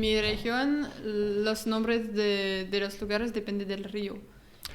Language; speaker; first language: Spanish; non-native, learner; French